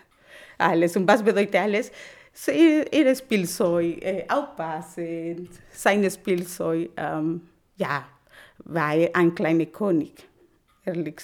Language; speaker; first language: German; non-native, learner; Spanish